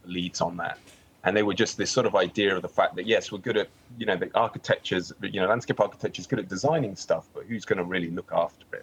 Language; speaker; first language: English; native; English